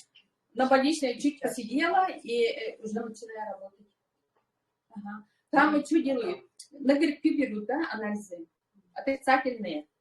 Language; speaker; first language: Russian; non-native, local second language; Yakut